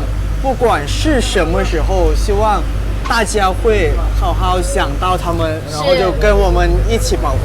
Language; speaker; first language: Chinese; non-native, fluent; Thai